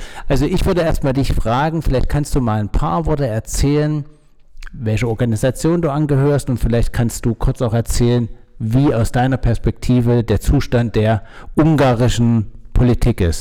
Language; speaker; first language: German; native; German